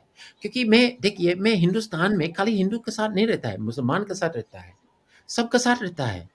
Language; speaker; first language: Hindi; non-native, fluent; English